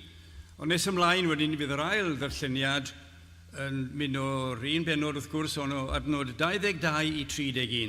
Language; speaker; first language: Welsh; native; Welsh